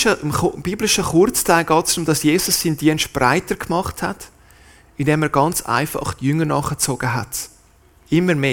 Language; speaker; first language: German; native; German